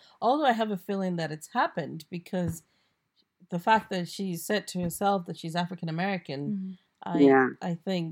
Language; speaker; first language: English; non-native, local second language; Akan